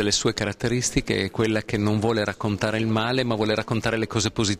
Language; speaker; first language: Italian; native; Italian